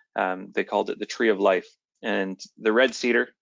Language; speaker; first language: English; native; English